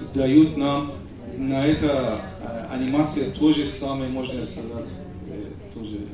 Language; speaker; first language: Russian; non-native, learner; Persian